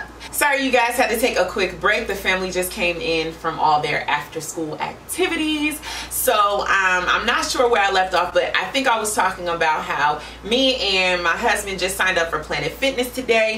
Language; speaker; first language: English; native; English